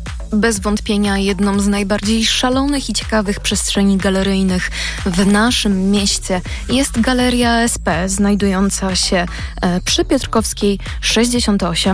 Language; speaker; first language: Polish; native; Polish